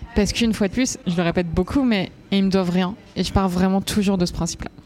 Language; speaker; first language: French; native; French